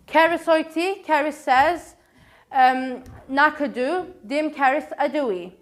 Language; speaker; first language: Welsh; non-native, local second language; Kurdish